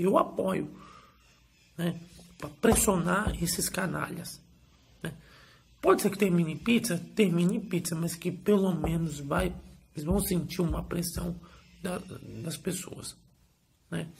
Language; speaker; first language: Portuguese; native; Portuguese